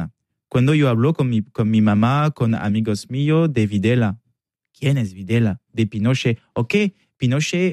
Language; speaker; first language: Spanish; non-native, learner; French